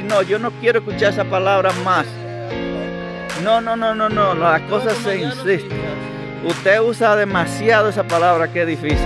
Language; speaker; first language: Spanish; native; Spanish